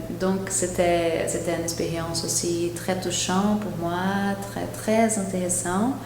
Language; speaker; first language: French; non-native, fluent; Portuguese